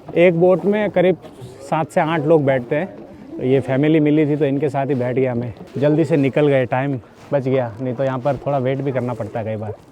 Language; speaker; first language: Hindi; native; Hindi